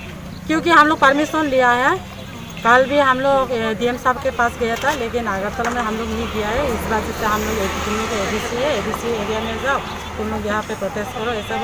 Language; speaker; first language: Hindi; non-native, local second language; Kok Borok